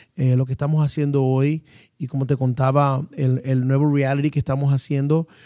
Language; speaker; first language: Spanish; native; Spanish